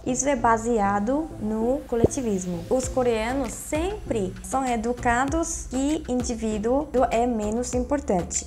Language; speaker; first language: Portuguese; non-native, fluent; Korean